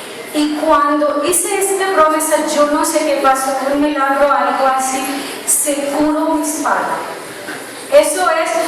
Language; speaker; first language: Spanish; non-native, learner; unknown